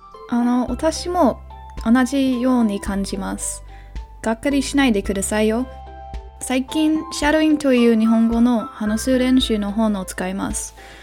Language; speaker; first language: Japanese; non-native, learner; English